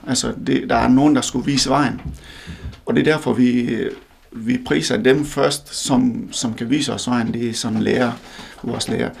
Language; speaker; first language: Danish; non-native, fluent; Hindi